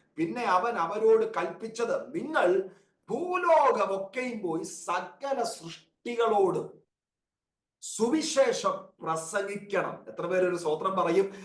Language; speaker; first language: Malayalam; early bilingual, heritage; Malayalam